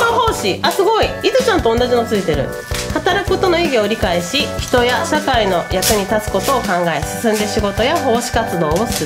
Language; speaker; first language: Japanese; native; Japanese